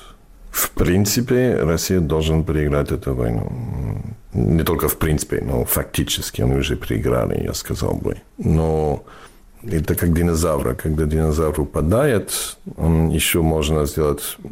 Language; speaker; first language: Russian; non-native, fluent; English